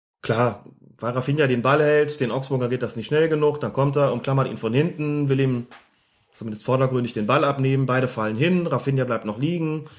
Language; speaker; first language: German; native; German